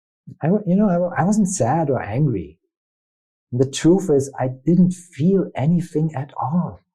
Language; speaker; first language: English; non-native, fluent; German